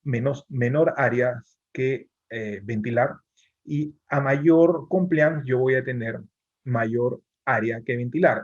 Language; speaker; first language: Spanish; native; Spanish